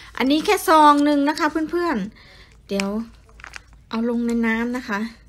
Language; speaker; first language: Thai; native; Thai